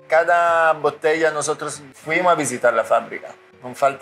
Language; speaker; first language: Spanish; non-native, fluent; Italian